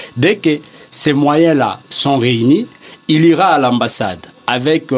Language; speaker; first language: French; non-native, local second language; Lingala